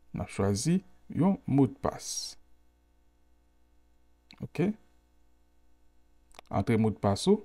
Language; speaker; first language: French; non-native, local second language; Haitian Creole